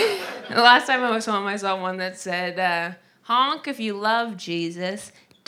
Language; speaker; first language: English; native; English